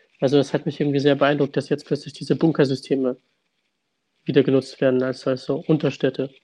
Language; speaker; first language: German; early bilingual, other home language; Russian